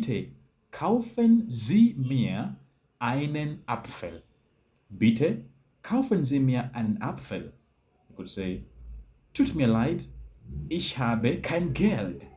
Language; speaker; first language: German; non-native, learner; English